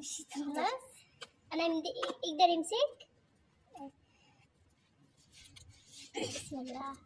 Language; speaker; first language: Arabic; non-native, learner; Bangla